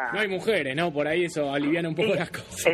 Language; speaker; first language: Spanish; native; Spanish